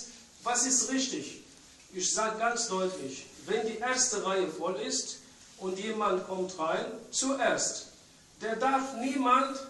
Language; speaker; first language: German; non-native, fluent; Arabic